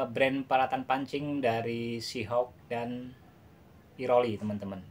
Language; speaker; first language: Indonesian; non-native, local second language; Javanese